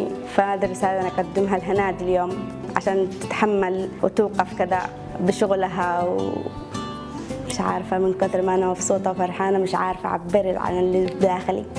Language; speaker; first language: Arabic; native; Arabic